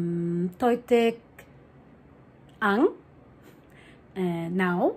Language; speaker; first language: Vietnamese; non-native, learner; French